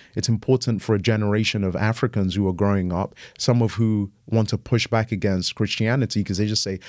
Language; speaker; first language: English; native; English